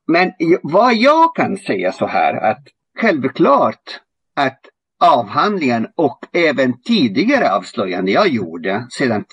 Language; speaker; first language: Swedish; non-native, fluent; Arabic